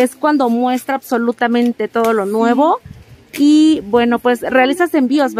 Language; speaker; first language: Spanish; native; Spanish